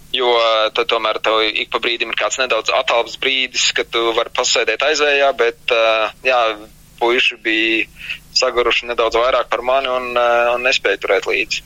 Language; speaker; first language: Latvian; native; Latvian